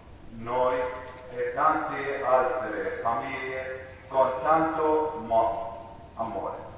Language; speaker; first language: Italian; non-native, learner; Arabic